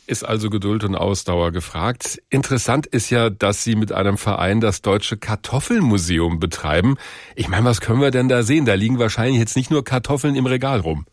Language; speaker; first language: German; native; German